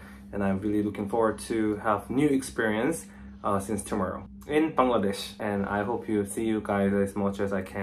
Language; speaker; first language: English; non-native, fluent; Korean